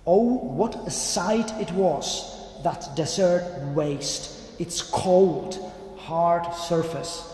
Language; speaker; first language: English; non-native, fluent; Czech